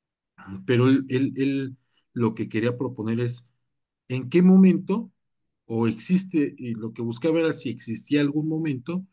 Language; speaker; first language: Spanish; native; Spanish